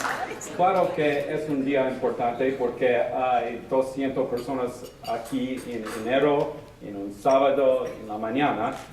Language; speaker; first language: Spanish; non-native, learner; English